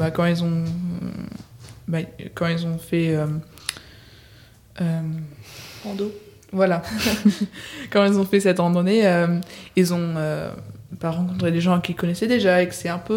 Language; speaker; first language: French; native; French